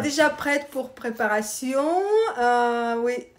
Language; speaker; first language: French; non-native, learner; Russian